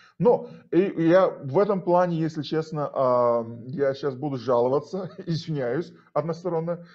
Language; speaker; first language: Russian; non-native, local second language; Azerbaijani